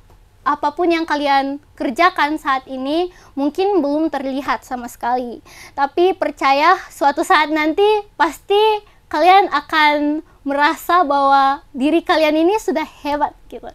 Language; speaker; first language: Indonesian; native; Indonesian